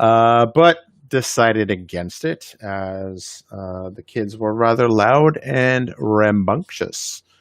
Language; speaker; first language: English; native; English